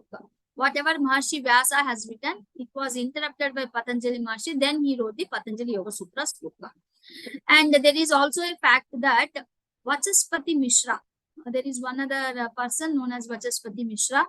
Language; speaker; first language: English; non-native, local second language; Telugu